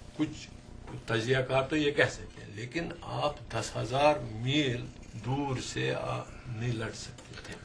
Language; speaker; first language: Urdu; non-native, local second language; Kashmiri